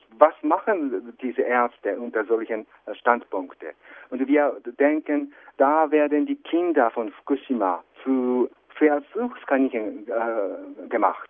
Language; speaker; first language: German; non-native, fluent; Japanese